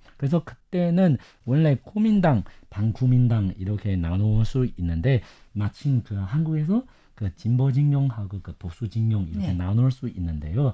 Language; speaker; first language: Korean; non-native, fluent; Chinese